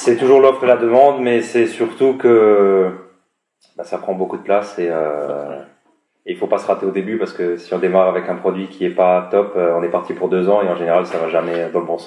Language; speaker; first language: French; native; French